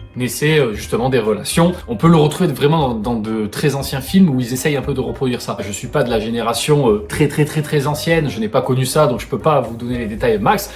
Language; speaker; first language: French; native; French